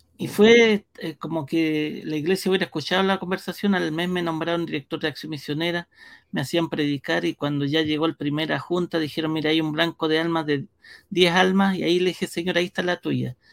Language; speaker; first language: Spanish; early bilingual, heritage; Spanish